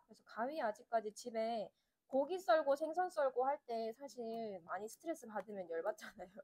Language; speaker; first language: Korean; native; Korean